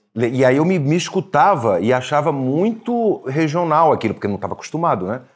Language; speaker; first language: Portuguese; native; Portuguese